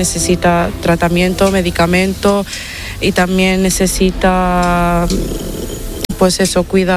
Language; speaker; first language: Spanish; non-native, fluent; Italian